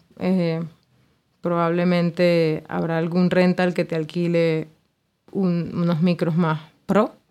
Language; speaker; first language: Spanish; native; Spanish